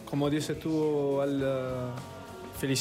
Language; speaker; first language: Spanish; non-native, fluent; Italian